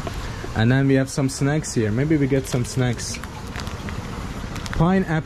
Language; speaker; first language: English; non-native, fluent; Azerbaijani